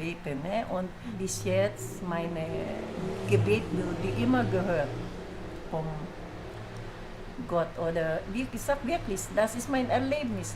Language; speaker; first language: German; non-native, learner; Filipino